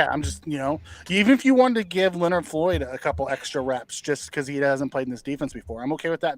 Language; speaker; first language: English; native; English